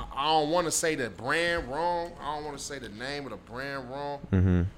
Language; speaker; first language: English; native; English